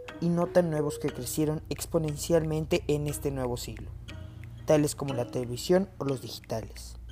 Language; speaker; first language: Spanish; native; Spanish